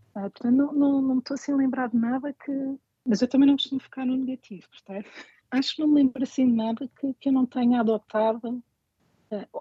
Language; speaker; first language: Portuguese; native; Portuguese